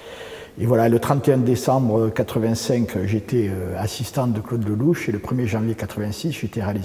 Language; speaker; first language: French; native; French